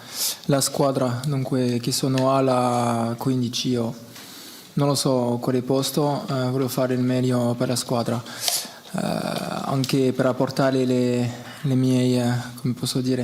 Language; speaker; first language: Italian; early bilingual, heritage; French